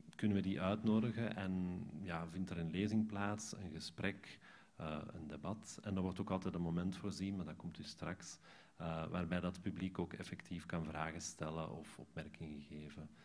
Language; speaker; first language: Dutch; native; Dutch